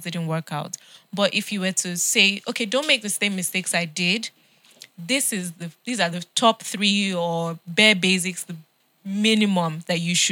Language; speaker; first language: English; non-native, local second language; Yoruba